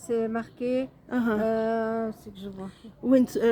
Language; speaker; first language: French; native; French